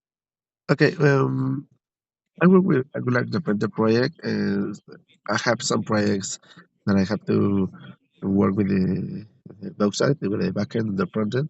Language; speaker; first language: English; non-native, learner; Spanish